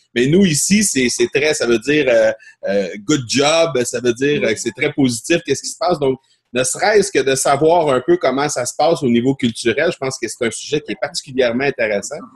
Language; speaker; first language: French; native; French